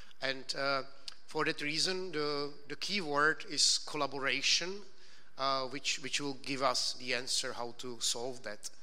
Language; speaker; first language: English; non-native, fluent; Czech